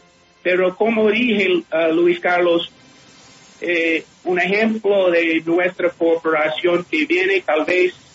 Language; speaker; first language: Spanish; non-native, fluent; English